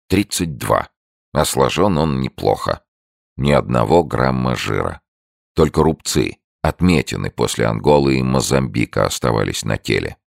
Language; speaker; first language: Russian; native; Russian